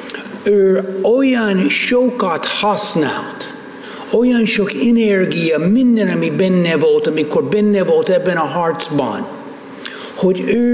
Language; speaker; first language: Hungarian; non-native, fluent; English